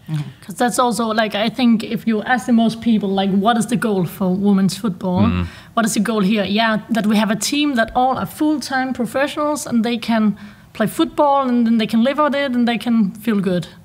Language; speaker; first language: English; non-native, fluent; Danish